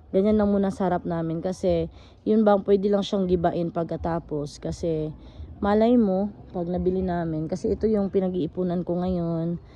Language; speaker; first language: Filipino; non-native, local second language; Cebuano